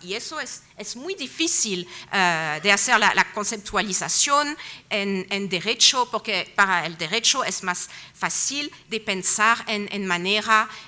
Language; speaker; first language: Spanish; non-native, fluent; French